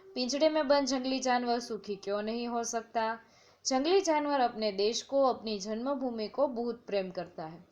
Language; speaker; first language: Hindi; non-native, local second language; Gujarati